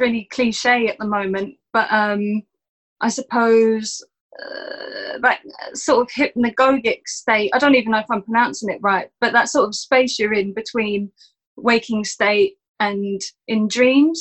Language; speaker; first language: English; native; English